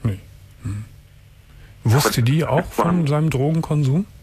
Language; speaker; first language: German; native; German